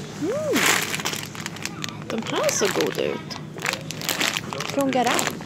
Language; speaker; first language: Swedish; native; Swedish